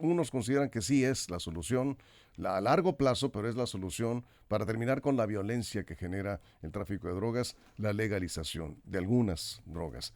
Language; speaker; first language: Spanish; native; Spanish